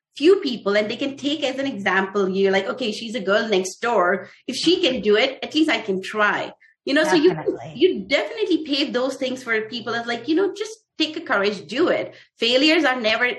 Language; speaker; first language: English; non-native, local second language; Hindi